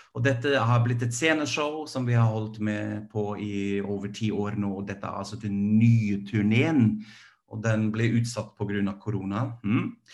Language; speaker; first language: Norwegian; non-native, fluent; German